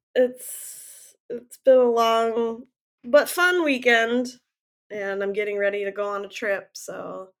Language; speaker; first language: English; native; English